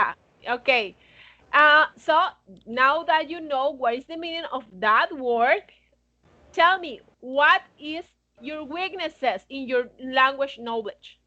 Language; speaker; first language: English; non-native, fluent; Spanish